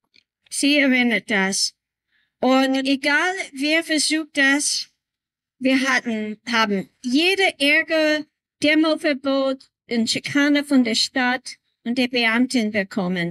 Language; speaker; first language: German; non-native, learner; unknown